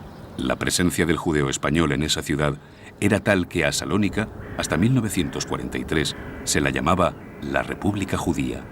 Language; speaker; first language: Spanish; native; Spanish